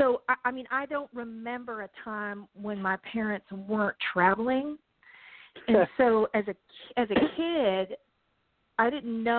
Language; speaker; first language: English; native; English